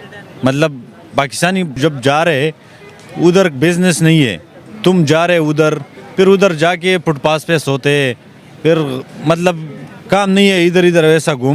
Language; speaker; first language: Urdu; non-native, local second language; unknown